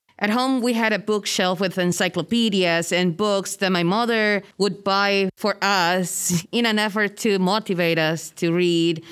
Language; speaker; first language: English; non-native, fluent; Spanish